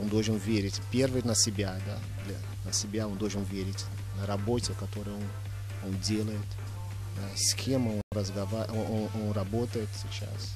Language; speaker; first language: Russian; non-native, fluent; Portuguese